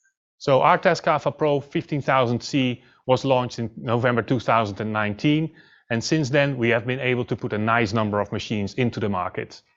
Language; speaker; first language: English; non-native, fluent; Dutch